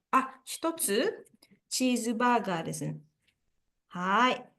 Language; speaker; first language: Japanese; non-native, fluent; Indonesian